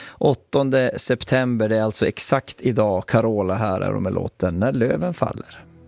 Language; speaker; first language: Swedish; native; Swedish